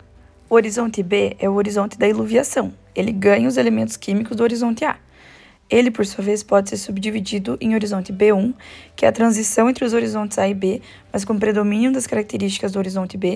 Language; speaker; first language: Portuguese; native; Portuguese